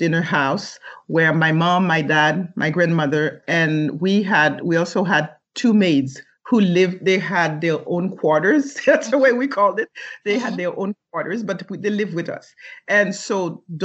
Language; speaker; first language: English; early bilingual, other home language; French